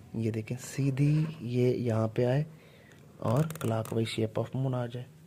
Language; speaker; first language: Hindi; non-native, local second language; Punjabi